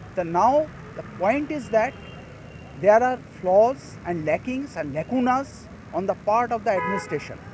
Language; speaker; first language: English; non-native, local second language; Bangla